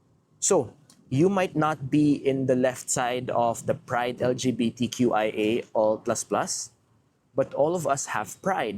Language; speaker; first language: English; non-native, local second language; Filipino